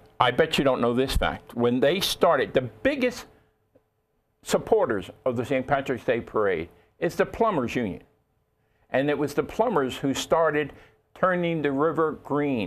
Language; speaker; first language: English; native; English